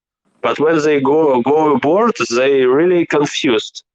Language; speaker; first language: English; non-native, learner; Belarusian